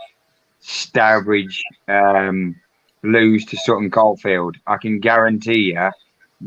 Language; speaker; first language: English; native; English